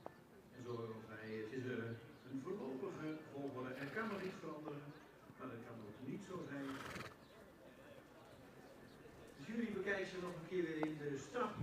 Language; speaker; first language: Dutch; native; Dutch